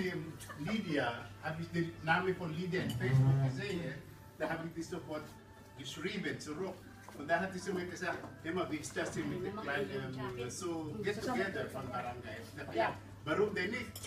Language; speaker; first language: German; non-native, learner; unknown